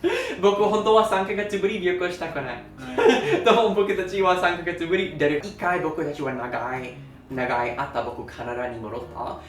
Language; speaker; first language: Japanese; non-native, learner; English